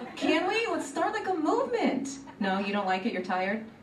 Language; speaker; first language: English; native; English